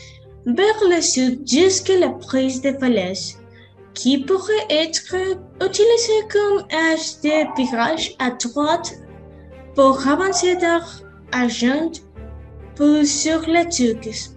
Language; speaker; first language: French; non-native, learner; Spanish